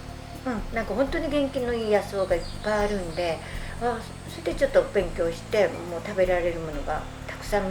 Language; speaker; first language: Japanese; native; Japanese